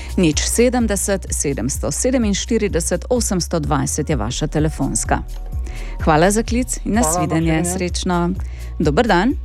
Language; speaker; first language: Slovenian; native; Slovenian